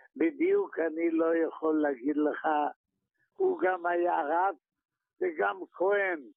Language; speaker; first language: Hebrew; non-native, fluent; Yiddish